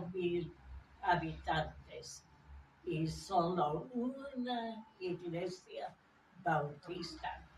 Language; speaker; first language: Spanish; non-native, fluent; English